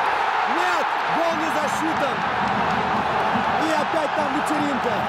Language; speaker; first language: Russian; native; Russian